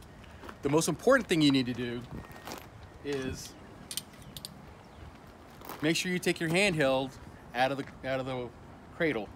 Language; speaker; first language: English; native; English